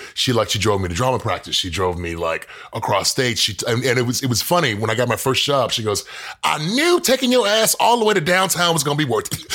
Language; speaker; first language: English; native; English